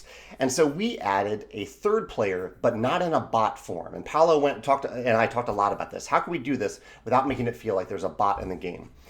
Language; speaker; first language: English; native; English